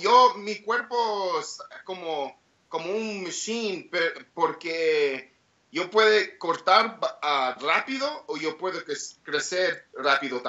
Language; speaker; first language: Spanish; early bilingual, heritage; English